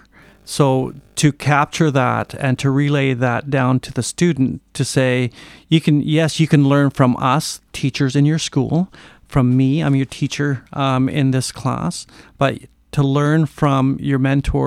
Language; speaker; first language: English; native; English